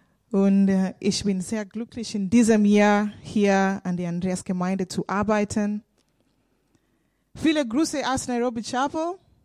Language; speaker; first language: German; non-native, learner; Swahili